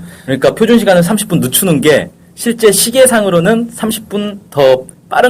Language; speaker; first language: Korean; native; Korean